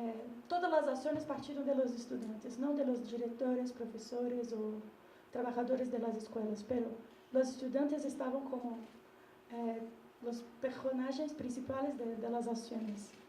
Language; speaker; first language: Spanish; non-native, learner; Portuguese